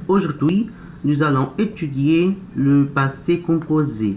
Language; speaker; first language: French; non-native, fluent; Portuguese